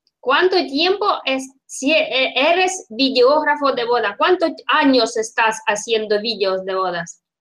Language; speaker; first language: Spanish; non-native, fluent; Russian